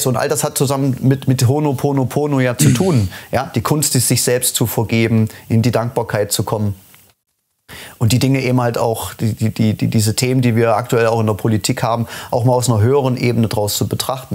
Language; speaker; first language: German; native; German